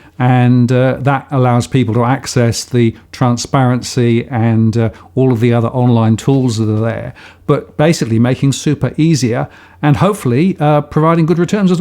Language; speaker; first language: English; native; English